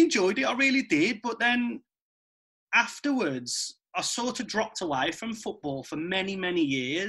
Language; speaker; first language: English; native; English